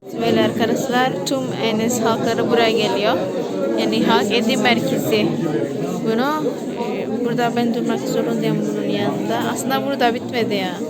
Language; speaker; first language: Turkish; non-native, fluent; Indonesian